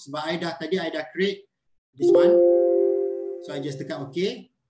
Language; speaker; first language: English; non-native, local second language; Malay